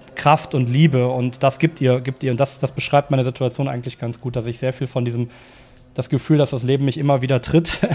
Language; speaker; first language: German; native; German